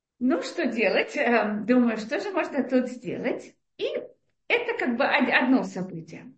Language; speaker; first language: Russian; native; Russian